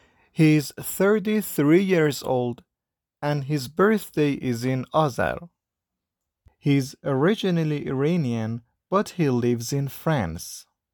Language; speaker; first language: English; non-native, fluent; Persian